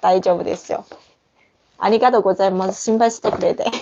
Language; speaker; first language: Japanese; non-native, fluent; Chinese